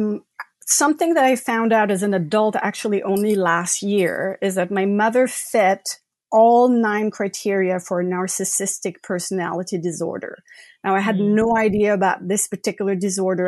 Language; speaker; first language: English; non-native, fluent; French